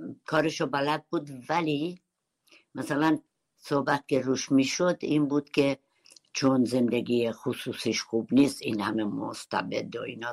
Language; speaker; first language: Persian; non-native, local second language; Kurdish